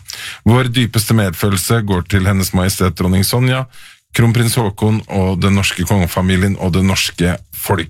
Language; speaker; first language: Norwegian; native; Norwegian